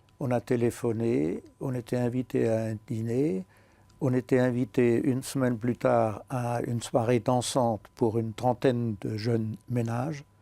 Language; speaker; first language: French; non-native, fluent; German